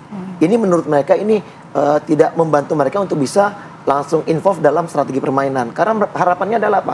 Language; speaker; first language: Indonesian; native; Indonesian